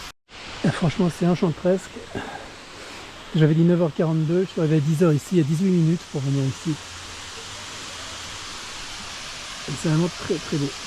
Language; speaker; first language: French; native; French